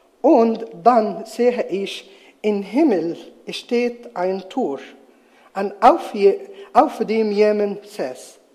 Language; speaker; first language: German; non-native, learner; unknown